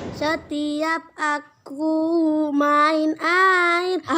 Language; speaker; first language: Indonesian; non-native, local second language; Sundanese